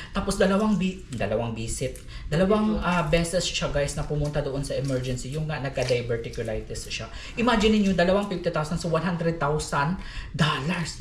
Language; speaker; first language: Filipino; native; Filipino